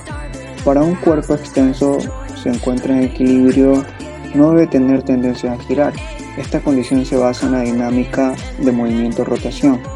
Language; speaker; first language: Spanish; native; Spanish